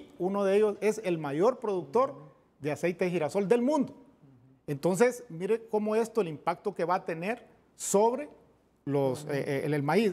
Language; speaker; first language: Spanish; native; Spanish